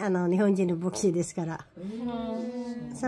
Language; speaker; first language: Japanese; non-native, learner; Filipino